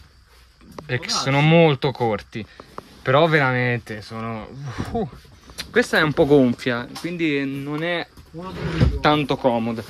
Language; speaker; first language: Italian; native; Italian